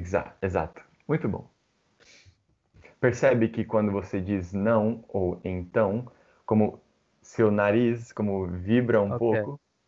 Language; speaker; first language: Portuguese; native; Portuguese